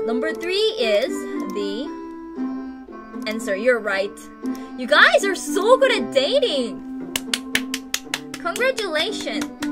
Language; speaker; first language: English; non-native, fluent; Korean